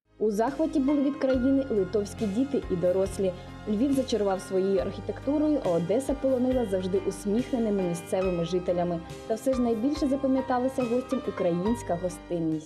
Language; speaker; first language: Ukrainian; native; Ukrainian